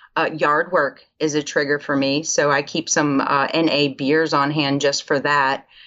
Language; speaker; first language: English; native; English